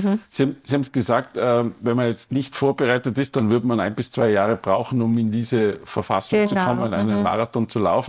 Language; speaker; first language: German; native; German